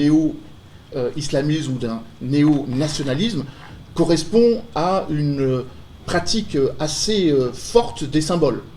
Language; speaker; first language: French; native; French